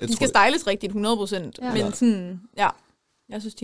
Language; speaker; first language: Danish; native; Danish